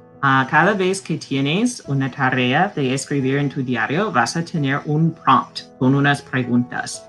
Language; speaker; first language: Spanish; non-native, fluent; English